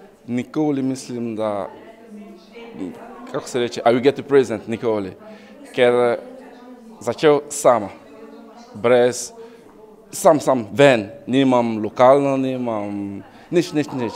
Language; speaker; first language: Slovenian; non-native, learner; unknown